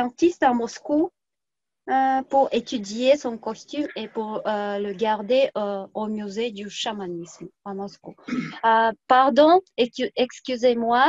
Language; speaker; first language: French; non-native, fluent; Tuvinian